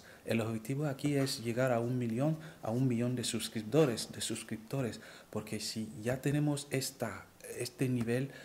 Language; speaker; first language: Spanish; non-native, fluent; French